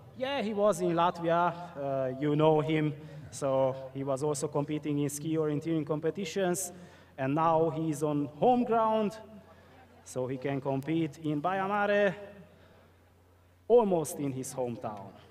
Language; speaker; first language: English; non-native, fluent; Hungarian